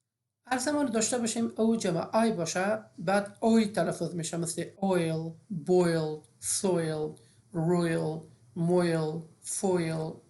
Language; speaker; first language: Persian; native; Persian